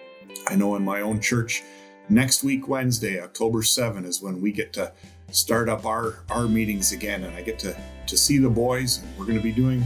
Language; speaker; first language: English; native; English